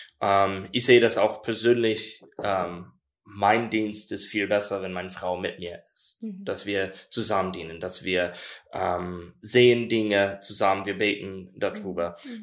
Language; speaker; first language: German; non-native, learner; English